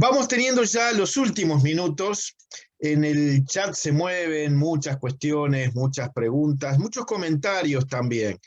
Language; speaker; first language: Spanish; native; Spanish